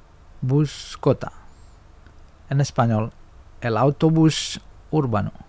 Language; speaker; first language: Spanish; non-native, fluent; Indonesian